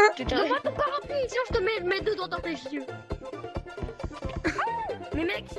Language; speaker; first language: French; native; French